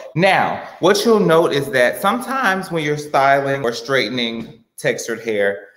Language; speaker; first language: English; native; English